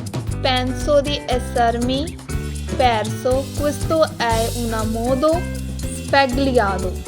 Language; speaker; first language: Italian; non-native, learner; Hindi